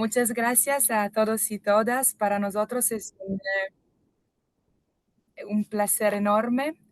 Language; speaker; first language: Spanish; non-native, fluent; Italian